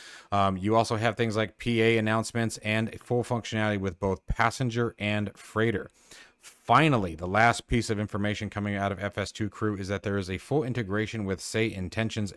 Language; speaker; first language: English; native; English